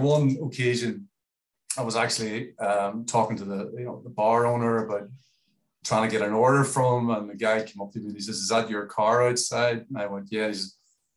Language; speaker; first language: English; native; English